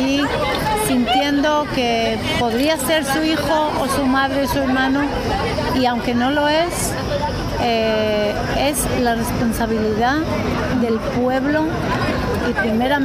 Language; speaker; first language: Spanish; non-native, fluent; Hebrew